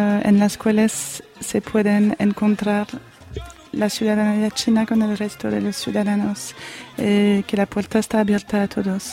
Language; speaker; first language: Spanish; non-native, fluent; French